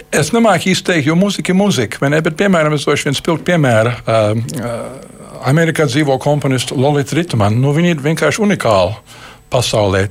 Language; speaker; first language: Latvian; early bilingual, heritage; Latvian